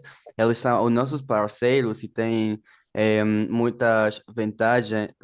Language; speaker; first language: Portuguese; non-native, fluent; Spanish